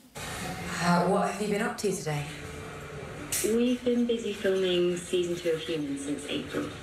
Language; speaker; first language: English; native; English